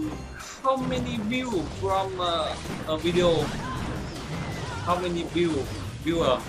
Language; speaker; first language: English; non-native, learner; Vietnamese